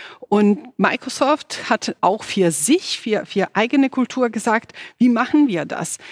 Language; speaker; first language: German; non-native, fluent; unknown